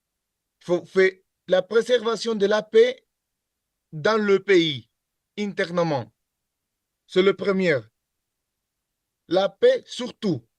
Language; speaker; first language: French; non-native, learner; Spanish